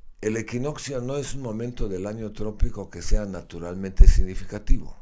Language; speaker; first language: Spanish; non-native, fluent; Slovenian